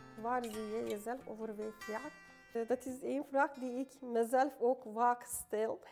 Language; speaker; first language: Dutch; non-native, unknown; Turkish